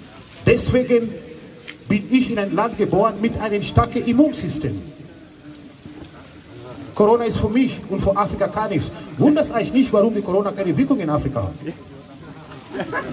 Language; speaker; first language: German; non-native, fluent; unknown